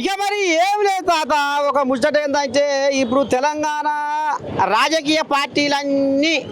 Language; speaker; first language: Telugu; native; Telugu